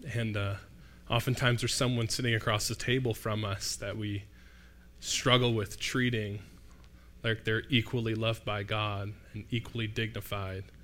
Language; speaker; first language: English; native; English